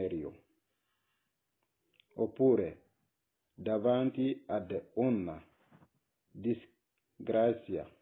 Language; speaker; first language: Italian; non-native, learner; Bambara